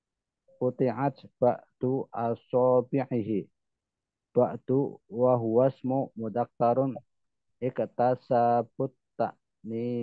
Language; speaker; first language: Arabic; non-native, learner; Indonesian